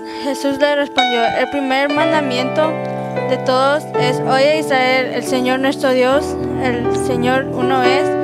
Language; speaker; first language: Spanish; early bilingual, other home language; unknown